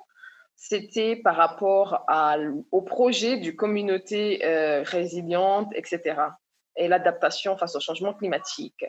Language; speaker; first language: French; non-native, local second language; Comorian